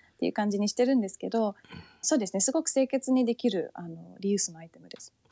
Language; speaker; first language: Japanese; early bilingual, heritage; Japanese